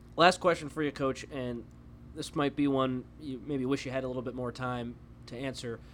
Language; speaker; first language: English; native; English